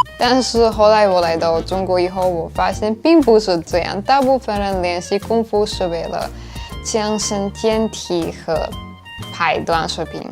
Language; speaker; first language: Chinese; non-native, fluent; Russian